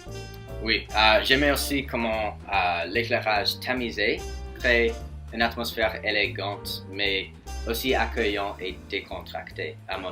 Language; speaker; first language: French; non-native, fluent; English